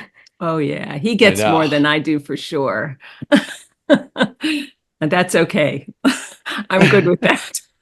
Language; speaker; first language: English; native; English